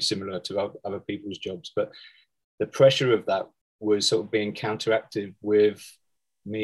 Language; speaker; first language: English; native; English